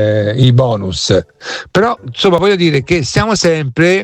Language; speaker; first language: Italian; native; Italian